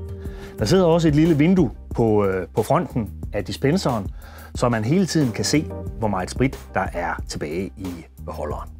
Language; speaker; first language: Danish; native; Danish